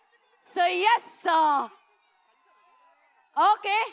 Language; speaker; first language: Telugu; native; Telugu